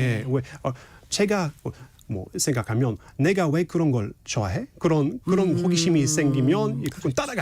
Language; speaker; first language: Korean; non-native, fluent; English